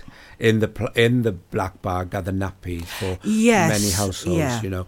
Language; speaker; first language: English; native; English